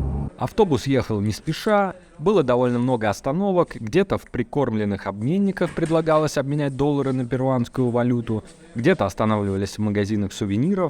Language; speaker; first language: Russian; native; Russian